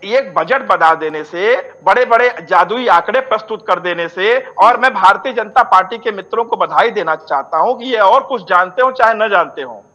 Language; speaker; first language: Hindi; native; Hindi